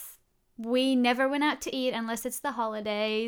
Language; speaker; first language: English; non-native, fluent; Arabic